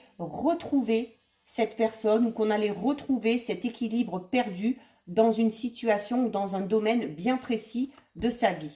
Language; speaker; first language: French; native; French